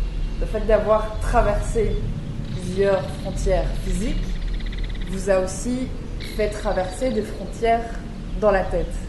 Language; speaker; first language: French; native; French